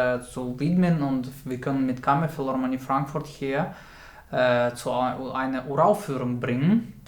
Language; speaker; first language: German; non-native, fluent; Russian